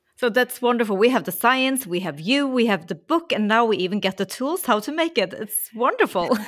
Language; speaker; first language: English; non-native, fluent; Norwegian